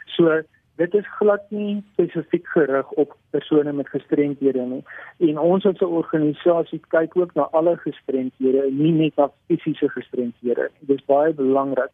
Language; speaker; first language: Afrikaans; native; Afrikaans